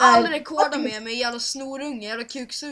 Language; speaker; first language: Swedish; native; Swedish